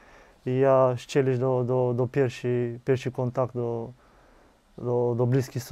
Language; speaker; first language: Polish; non-native, learner; Romanian